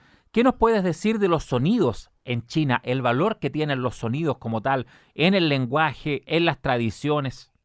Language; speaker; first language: Spanish; native; Spanish